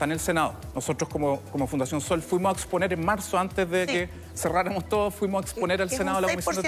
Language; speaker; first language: Spanish; native; Spanish